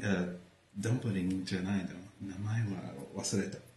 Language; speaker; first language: Japanese; non-native, fluent; English